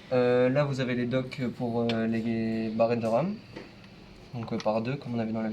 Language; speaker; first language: French; native; French